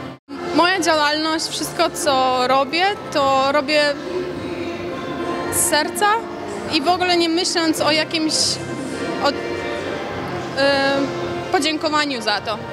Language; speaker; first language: Polish; early bilingual, heritage; Polish